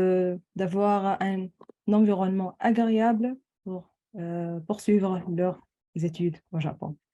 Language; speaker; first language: French; non-native, local second language; Arabic